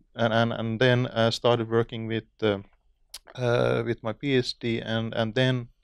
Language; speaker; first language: English; non-native, fluent; Finnish